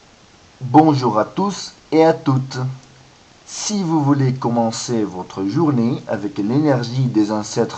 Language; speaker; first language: French; non-native, learner; Spanish